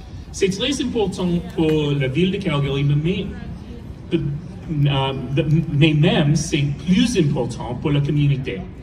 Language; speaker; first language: French; non-native, fluent; English